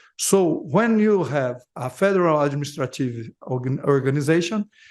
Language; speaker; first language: English; non-native, learner; Portuguese